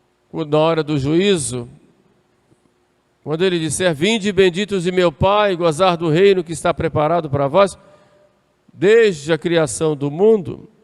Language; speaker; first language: Portuguese; native; Portuguese